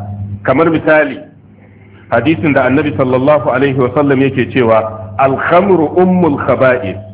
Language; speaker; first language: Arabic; non-native, fluent; Hausa